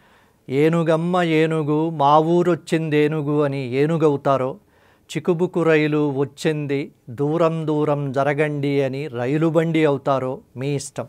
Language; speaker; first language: Telugu; native; Telugu